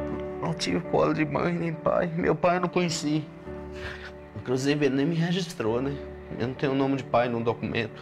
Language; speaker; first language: Portuguese; native; Portuguese